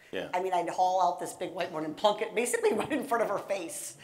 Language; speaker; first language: English; native; English